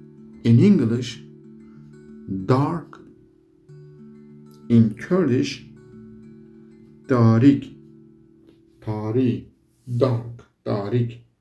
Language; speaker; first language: English; non-native, learner; Kurdish